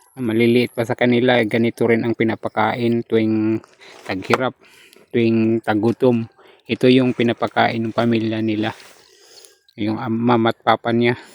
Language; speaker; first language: Filipino; non-native, local second language; Cebuano